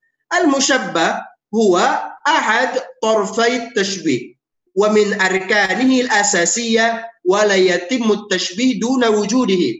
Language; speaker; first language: Arabic; non-native, fluent; Indonesian